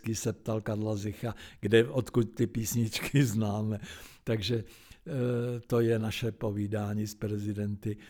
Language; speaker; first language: Czech; native; Czech